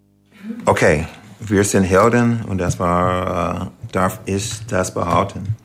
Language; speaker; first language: German; non-native, learner; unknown